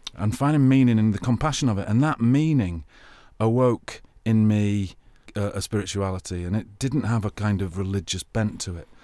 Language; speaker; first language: English; native; English